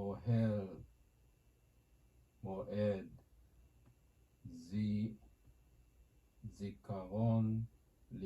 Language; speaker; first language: Hebrew; non-native, learner; Japanese